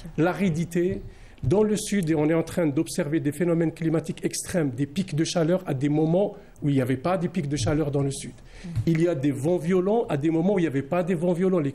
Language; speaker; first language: French; non-native, local second language; Arabic